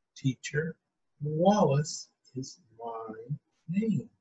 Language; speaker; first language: English; native; English